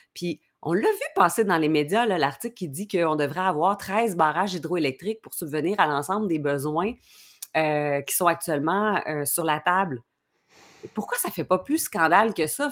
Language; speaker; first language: French; native; French